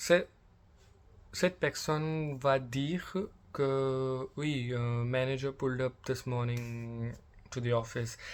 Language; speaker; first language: French; non-native, learner; English